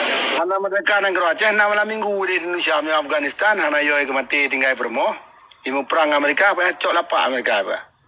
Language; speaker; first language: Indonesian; non-native, local second language; Achinese